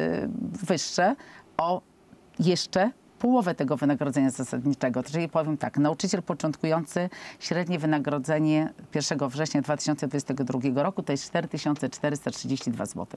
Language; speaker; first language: Polish; native; Polish